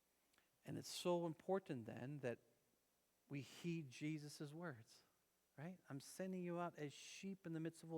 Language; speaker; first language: English; native; English